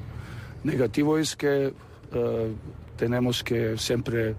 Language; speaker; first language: Spanish; non-native, fluent; Serbian